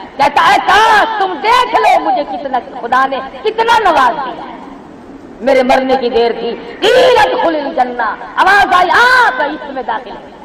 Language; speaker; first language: Urdu; non-native, local second language; Saraiki